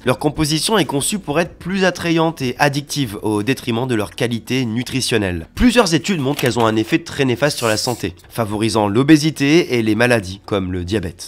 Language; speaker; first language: French; native; French